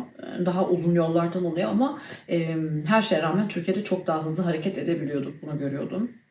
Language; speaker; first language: Turkish; early bilingual, heritage; Turkish